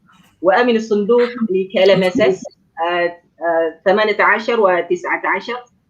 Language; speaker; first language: Arabic; non-native, fluent; Malay